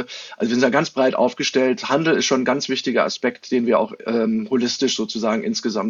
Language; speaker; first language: German; native; German